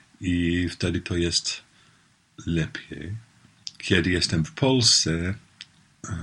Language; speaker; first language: Polish; non-native, learner; English